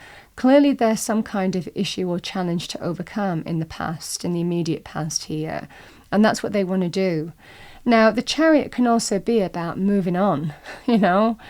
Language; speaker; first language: English; native; English